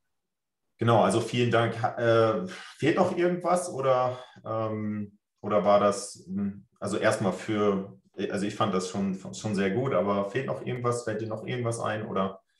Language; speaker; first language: German; native; German